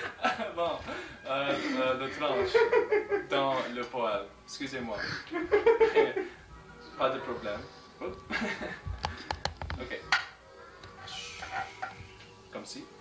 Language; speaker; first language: French; non-native, learner; English